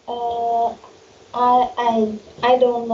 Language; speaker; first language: English; non-native, learner; Chinese